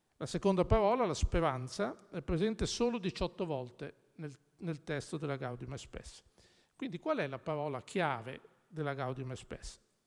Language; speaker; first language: Italian; native; Italian